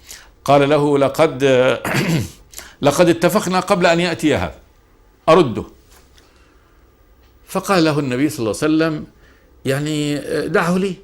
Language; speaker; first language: Arabic; native; Arabic